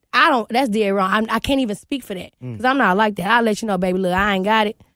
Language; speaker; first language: English; native; English